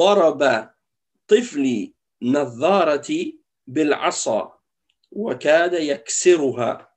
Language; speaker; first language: Arabic; non-native, fluent; French